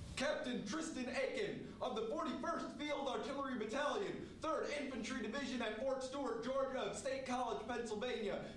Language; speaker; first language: English; native; English